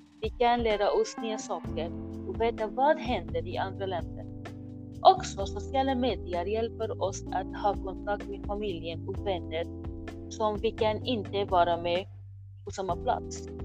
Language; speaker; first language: Swedish; non-native, learner; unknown